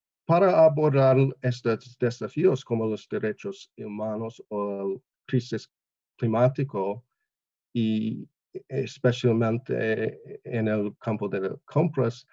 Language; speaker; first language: Spanish; non-native, learner; English